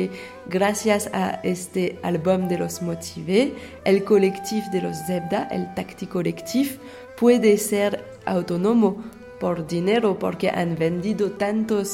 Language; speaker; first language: Spanish; non-native, fluent; French